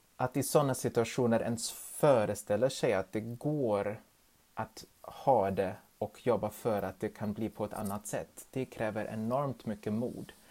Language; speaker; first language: Swedish; non-native, fluent; German